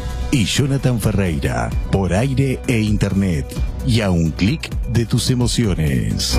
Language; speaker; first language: Spanish; native; Spanish